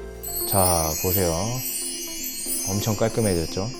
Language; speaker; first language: Korean; native; Korean